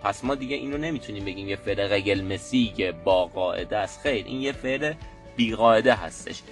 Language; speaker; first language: Persian; native; Persian